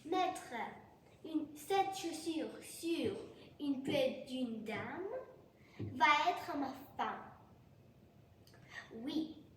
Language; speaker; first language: French; non-native, learner; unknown